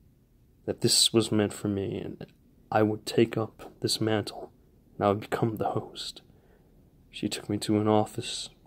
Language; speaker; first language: English; native; English